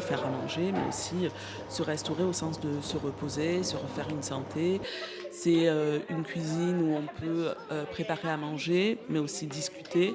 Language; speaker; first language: French; native; French